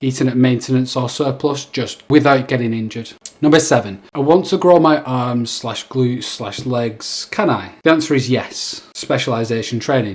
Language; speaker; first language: English; native; English